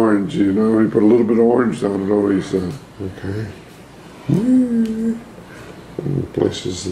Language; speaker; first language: English; native; English